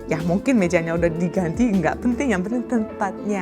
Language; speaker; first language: Indonesian; non-native, fluent; Russian